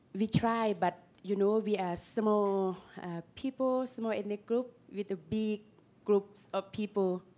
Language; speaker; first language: English; non-native, learner; Lao